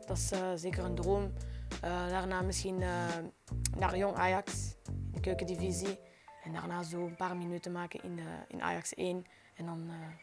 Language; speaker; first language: Dutch; non-native, local second language; French